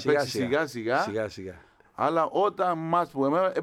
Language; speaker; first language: Greek; non-native, learner; Spanish